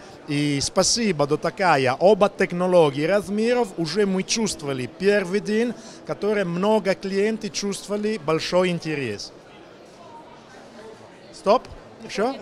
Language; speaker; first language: Russian; non-native, learner; Italian